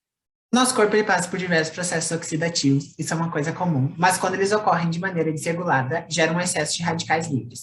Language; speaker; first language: Portuguese; native; Portuguese